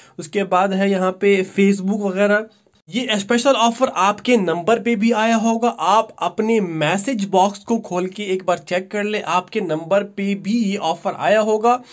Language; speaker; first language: Hindi; native; Hindi